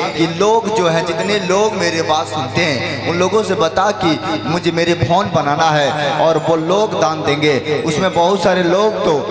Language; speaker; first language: Hindi; native; Hindi